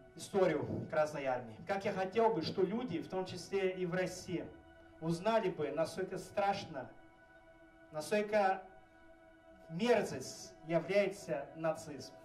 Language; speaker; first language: Russian; non-native, fluent; Portuguese